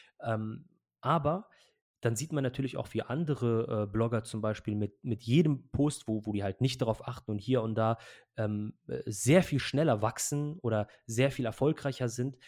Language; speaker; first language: German; early bilingual, other home language; Arabic